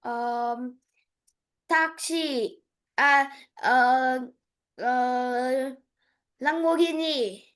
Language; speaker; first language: English; non-native, learner; Vietnamese